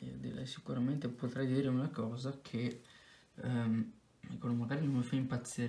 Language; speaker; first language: Italian; native; Italian